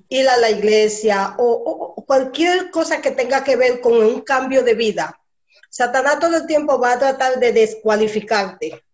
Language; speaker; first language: Spanish; early bilingual, heritage; Spanish